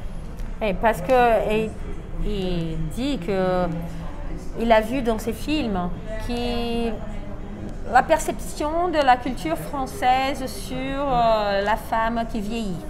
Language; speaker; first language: French; non-native, fluent; Portuguese